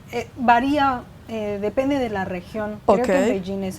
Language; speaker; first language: Spanish; non-native, fluent; Chinese